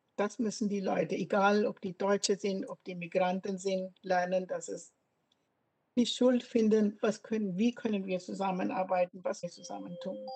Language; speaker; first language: German; non-native, fluent; Punjabi